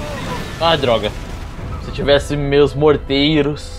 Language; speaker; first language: Portuguese; native; Portuguese